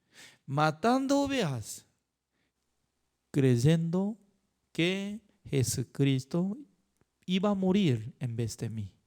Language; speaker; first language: Spanish; non-native, learner; Korean